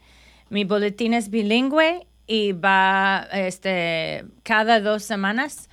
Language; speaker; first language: Spanish; non-native, fluent; English